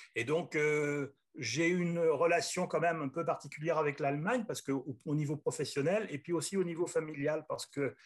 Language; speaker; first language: French; native; French